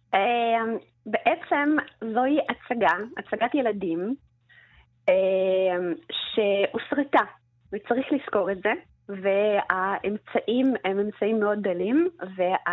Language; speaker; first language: Hebrew; early bilingual, other home language; Russian